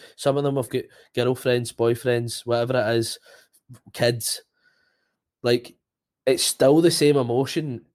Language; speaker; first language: English; native; English